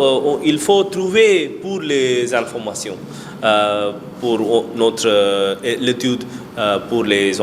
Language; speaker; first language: French; non-native, learner; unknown